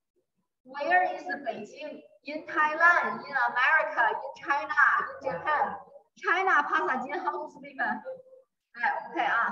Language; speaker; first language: English; non-native, learner; Chinese